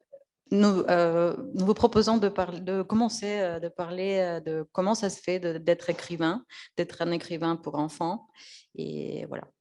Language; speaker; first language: French; non-native, fluent; Russian